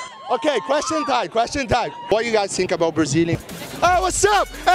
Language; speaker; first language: English; non-native, fluent; Portuguese